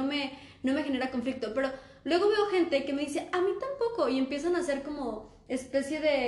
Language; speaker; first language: Spanish; native; Spanish